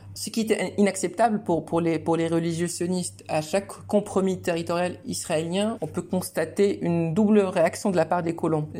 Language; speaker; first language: French; non-native, local second language; Arabic